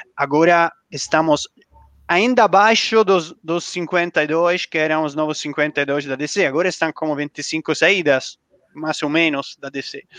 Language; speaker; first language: Portuguese; non-native, learner; Italian